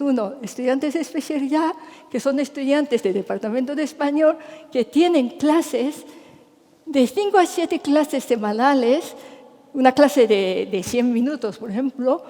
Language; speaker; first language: Spanish; non-native, fluent; Japanese